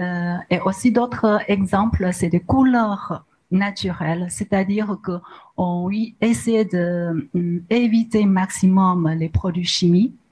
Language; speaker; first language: French; non-native, learner; Chinese